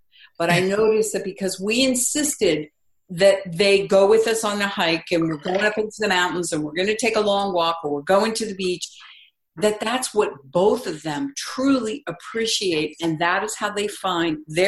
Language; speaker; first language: English; native; English